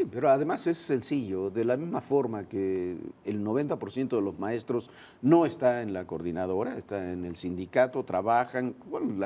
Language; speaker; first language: Spanish; native; Spanish